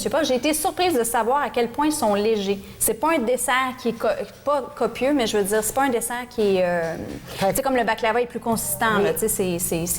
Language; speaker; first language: French; native; French